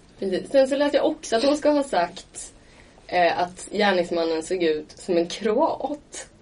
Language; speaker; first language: Swedish; native; Swedish